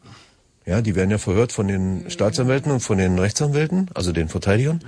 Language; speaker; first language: German; native; German